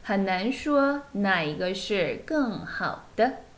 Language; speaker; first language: Chinese; non-native, fluent; Korean